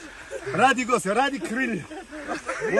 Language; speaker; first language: Russian; non-native, learner; Tajik